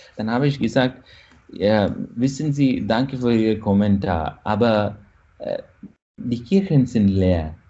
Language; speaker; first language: German; non-native, fluent; Malayalam